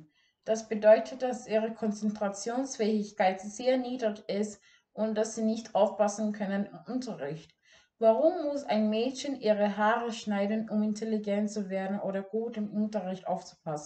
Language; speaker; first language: German; non-native, fluent; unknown